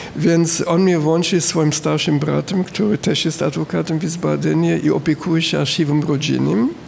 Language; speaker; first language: Polish; non-native, fluent; German